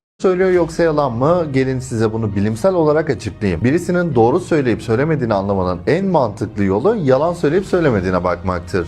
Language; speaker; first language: Turkish; native; Turkish